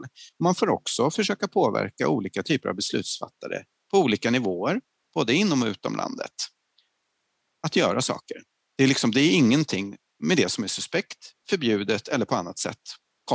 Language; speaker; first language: Swedish; native; Swedish